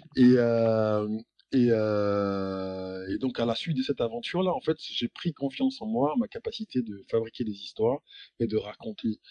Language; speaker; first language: French; native; French